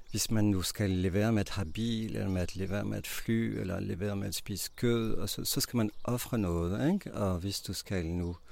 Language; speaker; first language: Danish; non-native, fluent; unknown